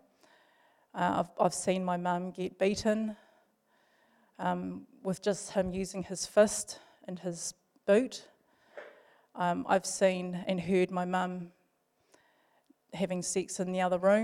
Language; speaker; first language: English; native; English